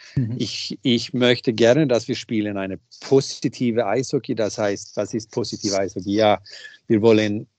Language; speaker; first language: German; non-native, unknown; Swedish